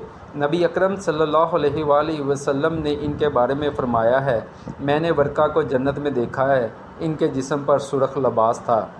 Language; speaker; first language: Urdu; native; Urdu